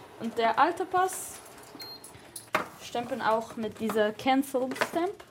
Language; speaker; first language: German; non-native, learner; Hebrew